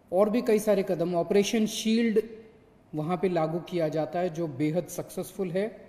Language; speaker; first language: Hindi; native; Hindi